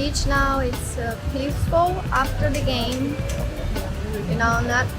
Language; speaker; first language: English; non-native, learner; Portuguese